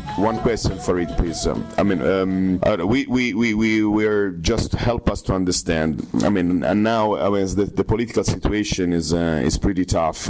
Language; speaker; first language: English; non-native, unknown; Italian